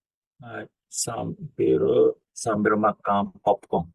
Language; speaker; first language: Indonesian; non-native, learner; Japanese